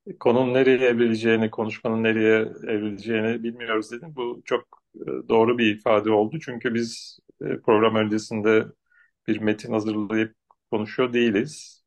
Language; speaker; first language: Turkish; native; Turkish